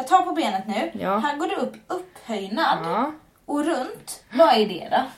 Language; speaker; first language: Swedish; native; Swedish